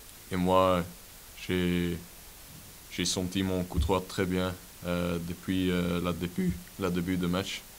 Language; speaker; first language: French; non-native, local second language; Dutch